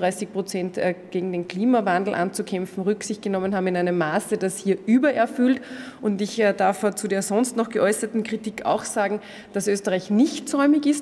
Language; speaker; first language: German; native; German